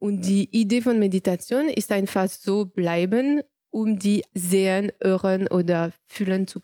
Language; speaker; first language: German; non-native, fluent; French